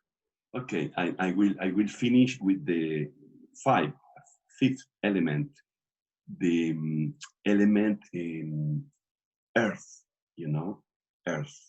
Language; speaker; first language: English; non-native, learner; Portuguese